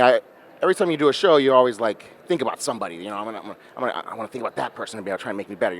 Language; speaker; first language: English; native; English